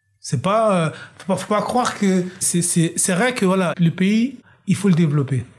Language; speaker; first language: French; early bilingual, other home language; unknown